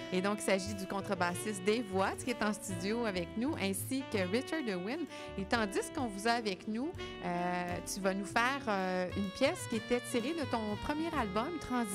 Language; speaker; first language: French; native; French